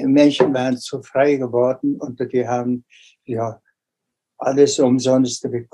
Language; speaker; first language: German; non-native, fluent; Tuvinian